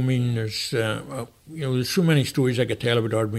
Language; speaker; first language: English; native; English